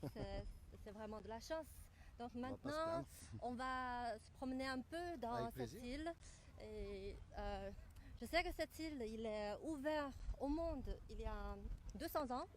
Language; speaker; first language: French; non-native, fluent; Chinese